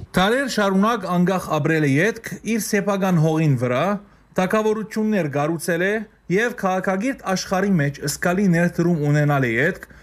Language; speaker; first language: Armenian; native; Armenian